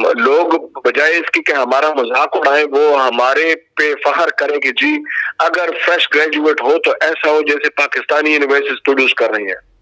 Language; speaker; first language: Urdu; non-native, local second language; Pashto